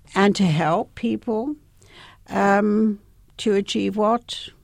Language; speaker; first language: English; native; English